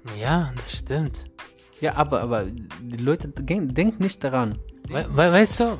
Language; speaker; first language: German; non-native, learner; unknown